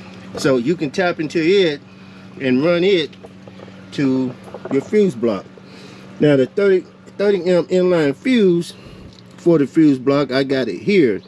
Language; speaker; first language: English; native; English